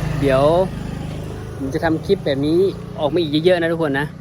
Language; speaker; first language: Thai; non-native, local second language; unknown